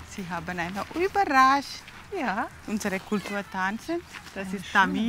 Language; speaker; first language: German; non-native, learner; Tamil